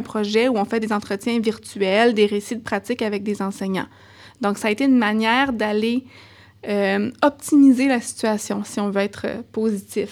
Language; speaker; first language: French; native; French